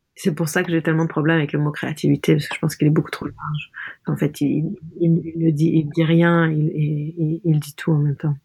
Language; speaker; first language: French; non-native, local second language; Arabic